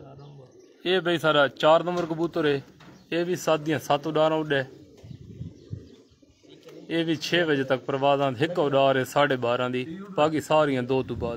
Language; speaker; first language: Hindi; non-native, local second language; Punjabi